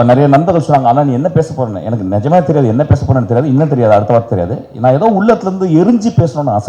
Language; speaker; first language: Tamil; native; Tamil